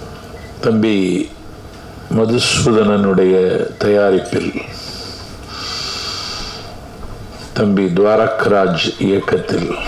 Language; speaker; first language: Tamil; native; Tamil